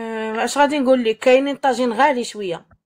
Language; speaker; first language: Arabic; native; Arabic